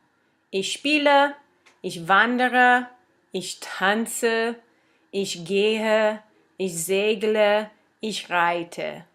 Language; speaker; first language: German; non-native, fluent; English